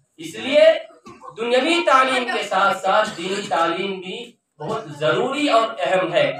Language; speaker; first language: Urdu; native; Urdu